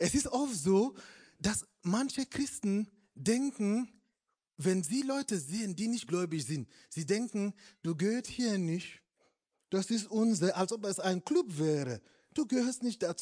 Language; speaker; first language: German; non-native, fluent; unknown